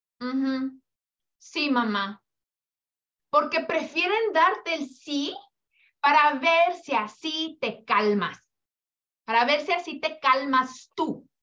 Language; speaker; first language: Spanish; early bilingual, heritage; Spanish